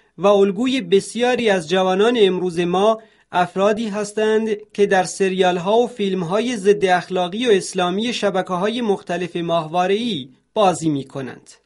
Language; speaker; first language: Persian; non-native, local second language; Central Kurdish